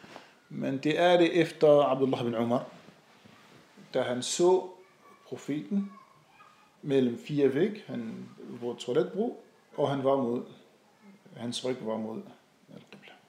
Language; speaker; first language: Danish; non-native, fluent; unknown